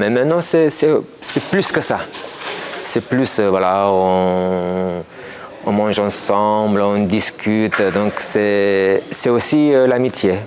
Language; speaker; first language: French; non-native, fluent; Romanian